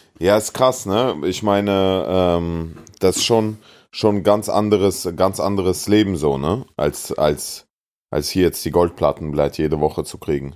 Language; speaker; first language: German; early bilingual, other home language; Russian